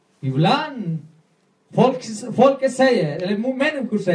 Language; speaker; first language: Swedish; non-native, learner; Spanish